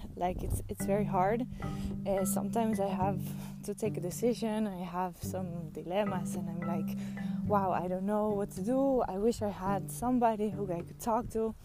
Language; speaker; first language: English; non-native, fluent; Dutch